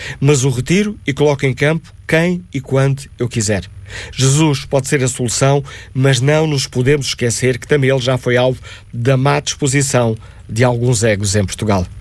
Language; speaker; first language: Portuguese; native; Portuguese